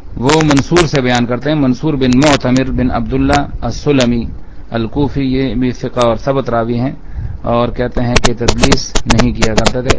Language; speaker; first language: Urdu; non-native, local second language; Pashto